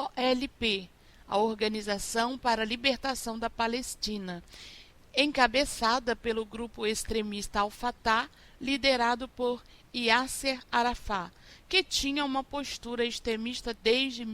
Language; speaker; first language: Portuguese; native; Portuguese